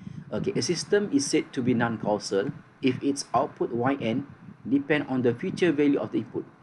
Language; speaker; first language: English; non-native, local second language; Malay